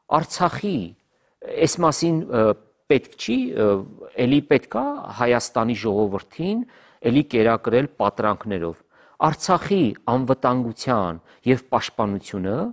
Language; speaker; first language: Armenian; native; Armenian